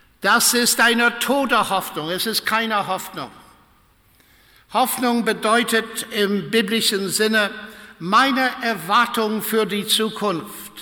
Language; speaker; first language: German; non-native, fluent; English